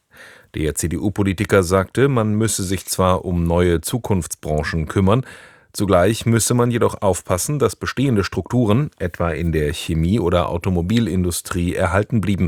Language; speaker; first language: German; native; German